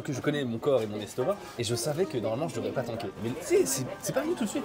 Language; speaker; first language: French; native; French